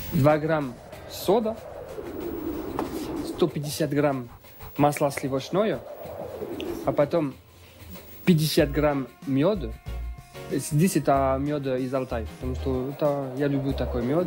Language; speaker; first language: Russian; non-native, learner; French